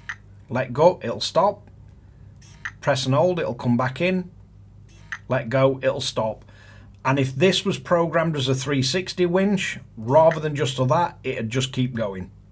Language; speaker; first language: English; native; English